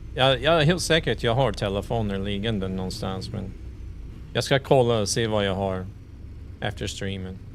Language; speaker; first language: Swedish; non-native, learner; English